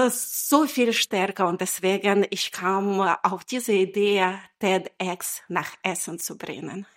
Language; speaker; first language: German; non-native, fluent; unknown